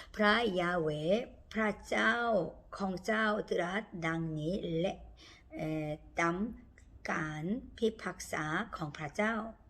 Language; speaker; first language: Thai; non-native, learner; Korean